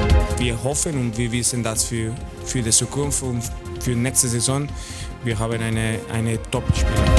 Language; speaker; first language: German; non-native, learner; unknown